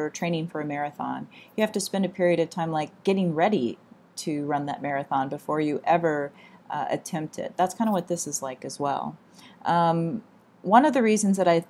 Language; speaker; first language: English; native; English